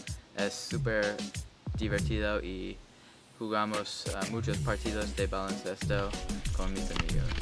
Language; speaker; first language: Spanish; non-native, learner; English